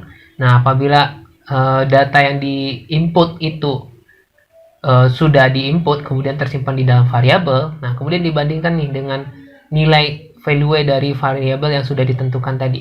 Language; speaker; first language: Indonesian; native; Indonesian